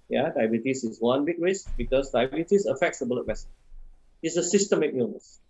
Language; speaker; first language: English; non-native, local second language; Min Nan Chinese